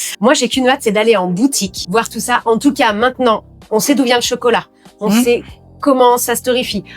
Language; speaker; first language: French; native; French